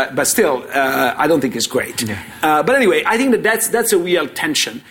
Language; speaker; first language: English; non-native, fluent; Italian